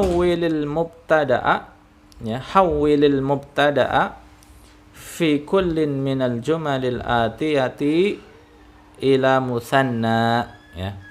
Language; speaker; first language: Arabic; non-native, fluent; Indonesian